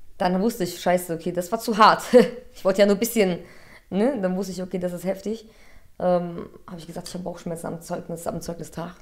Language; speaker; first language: German; early bilingual, other home language; Polish